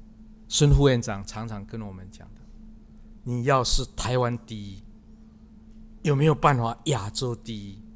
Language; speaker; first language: Chinese; non-native, local second language; Min Nan Chinese